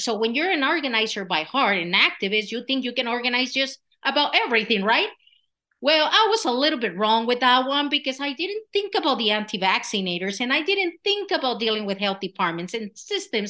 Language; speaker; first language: English; non-native, fluent; Spanish